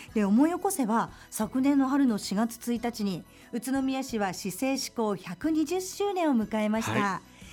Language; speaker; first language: Japanese; native; Japanese